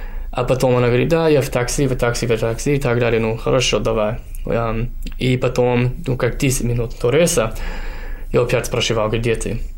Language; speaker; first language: Russian; non-native, fluent; English